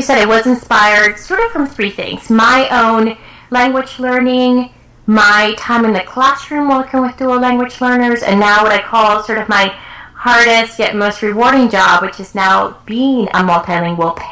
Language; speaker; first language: English; early bilingual, other home language; Spanish